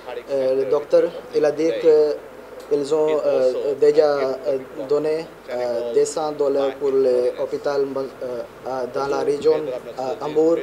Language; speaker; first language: French; non-native, fluent; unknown